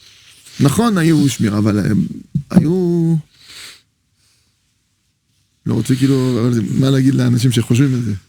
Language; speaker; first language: Hebrew; non-native, fluent; French